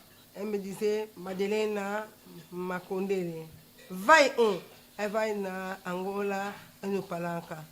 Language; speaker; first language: Portuguese; non-native, learner; Lingala